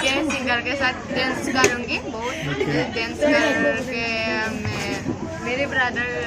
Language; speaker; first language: Hindi; non-native, local second language; Bodo